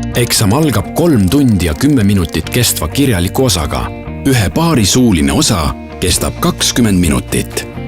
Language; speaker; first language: Estonian; native; Estonian